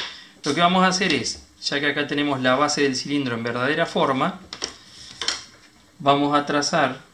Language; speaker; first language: Spanish; native; Spanish